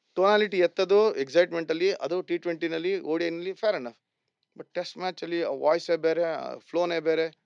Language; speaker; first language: Kannada; native; Kannada